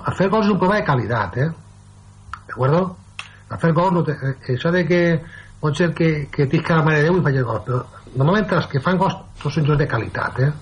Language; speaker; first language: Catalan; non-native, local second language; Spanish